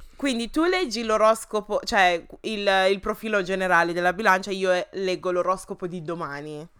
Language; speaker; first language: Italian; early bilingual, other home language; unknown